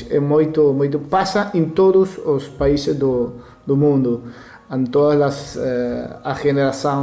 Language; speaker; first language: Portuguese; non-native, learner; Spanish